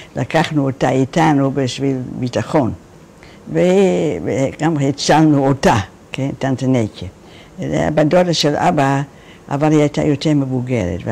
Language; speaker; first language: Hebrew; non-native, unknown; Dutch